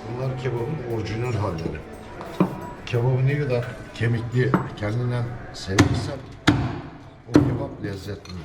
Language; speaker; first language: Turkish; native; Turkish